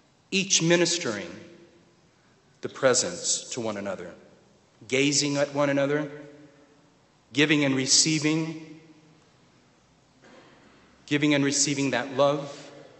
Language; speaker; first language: English; native; English